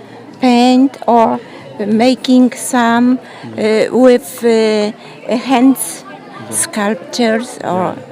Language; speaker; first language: English; non-native, learner; Polish